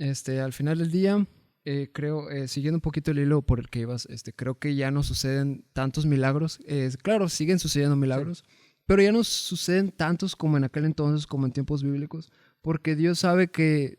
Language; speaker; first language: Spanish; native; Spanish